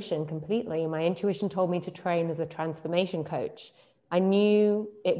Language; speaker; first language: English; native; English